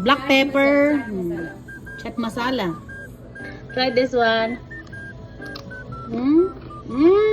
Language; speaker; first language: English; non-native, local second language; Filipino